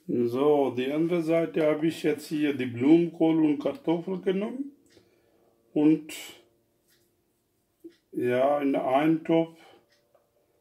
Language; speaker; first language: German; non-native, learner; Urdu